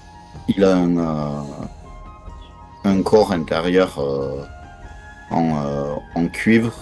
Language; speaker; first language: French; native; French